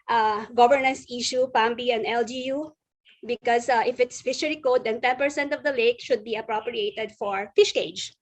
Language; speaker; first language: English; non-native, local second language; Filipino